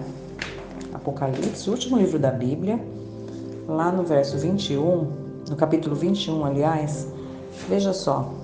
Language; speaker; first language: Portuguese; native; Portuguese